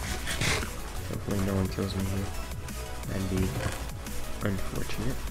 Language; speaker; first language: English; native; English